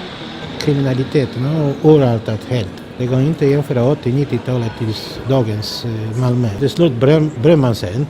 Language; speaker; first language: Swedish; non-native, fluent; Polish